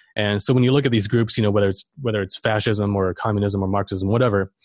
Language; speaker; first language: English; non-native, fluent; German